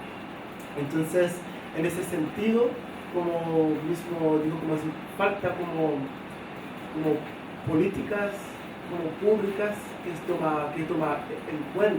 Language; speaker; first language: Spanish; non-native, fluent; Haitian Creole